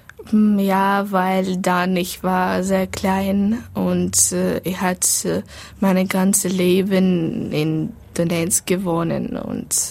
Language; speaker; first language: German; non-native, learner; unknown